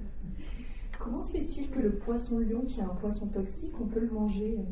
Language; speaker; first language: French; native; French